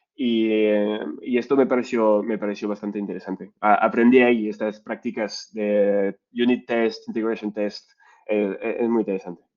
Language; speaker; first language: Spanish; non-native, fluent; French